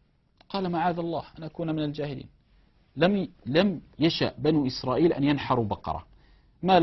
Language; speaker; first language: Arabic; native; Arabic